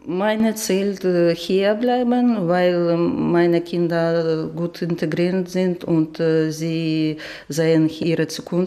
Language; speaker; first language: German; non-native, learner; Ukrainian